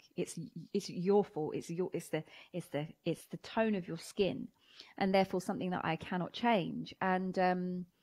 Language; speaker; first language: English; native; English